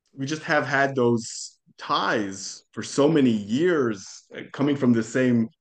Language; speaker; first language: English; non-native, fluent; Hebrew